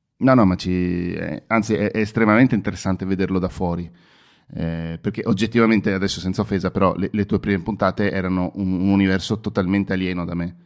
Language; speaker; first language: Italian; native; Italian